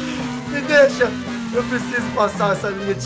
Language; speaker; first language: Portuguese; native; Portuguese